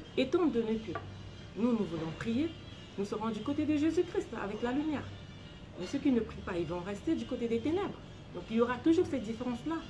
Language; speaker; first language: French; non-native, local second language; Lingala